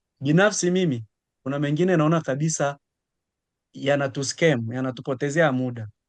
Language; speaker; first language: Swahili; native; Swahili